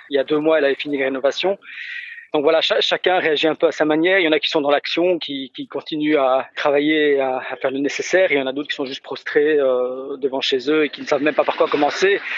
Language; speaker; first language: French; native; French